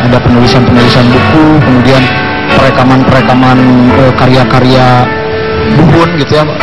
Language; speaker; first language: Indonesian; native; Indonesian